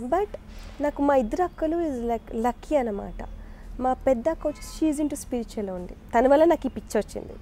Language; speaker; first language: Telugu; early bilingual, other home language; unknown